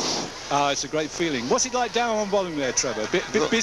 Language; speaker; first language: English; native; English